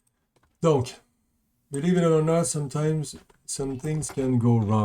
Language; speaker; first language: English; non-native, local second language; French